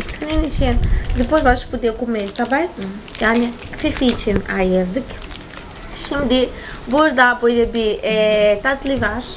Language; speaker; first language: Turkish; non-native, fluent; Portuguese